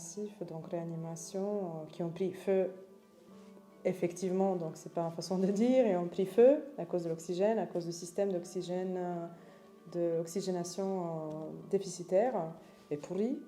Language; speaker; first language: French; non-native, fluent; Romanian